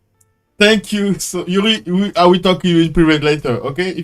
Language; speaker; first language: English; non-native, learner; French